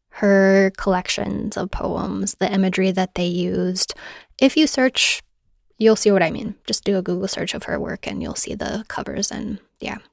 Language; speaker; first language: English; native; English